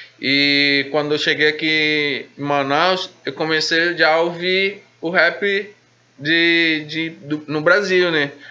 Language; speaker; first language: Portuguese; non-native, fluent; Spanish